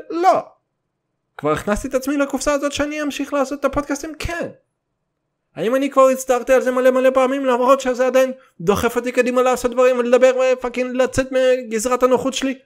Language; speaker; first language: Hebrew; early bilingual, other home language; Russian